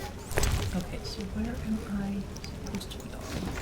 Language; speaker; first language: English; native; English